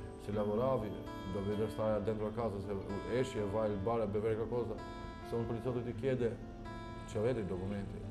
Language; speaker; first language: Italian; non-native, fluent; Albanian